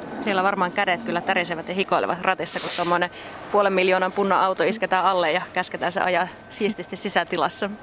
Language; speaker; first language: Finnish; native; Finnish